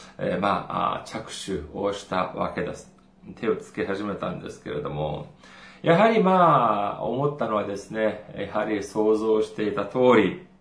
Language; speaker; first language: Japanese; non-native, fluent; Korean